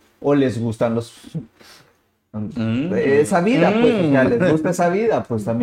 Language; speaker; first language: Spanish; native; Spanish